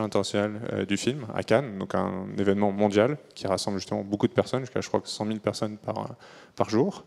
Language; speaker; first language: French; native; French